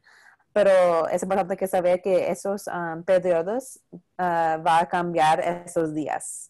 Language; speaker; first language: Spanish; non-native, local second language; English